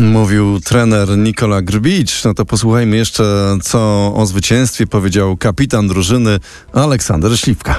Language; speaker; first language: Polish; native; Polish